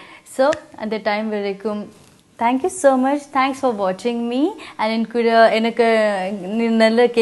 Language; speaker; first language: Tamil; non-native, learner; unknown